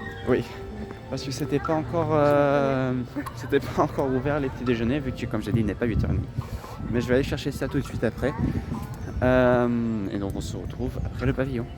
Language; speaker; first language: French; native; French